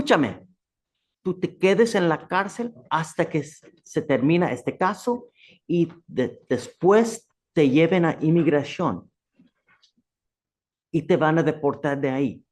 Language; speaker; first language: Spanish; non-native, learner; English